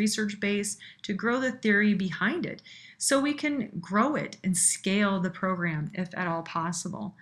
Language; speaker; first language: English; native; English